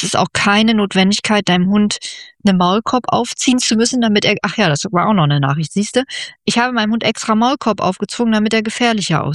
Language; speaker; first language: German; native; German